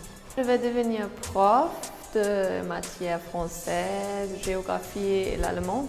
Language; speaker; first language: French; non-native, fluent; German